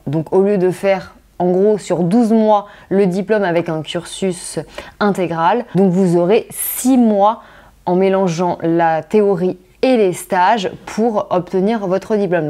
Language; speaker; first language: French; native; French